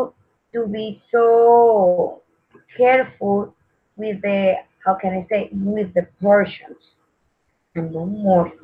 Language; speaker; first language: English; non-native, learner; Spanish